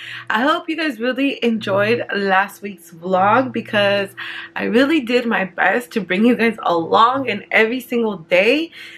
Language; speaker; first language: English; early bilingual, other home language; Spanish